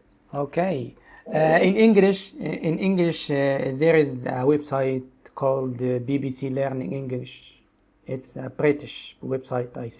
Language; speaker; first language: English; non-native, local second language; Arabic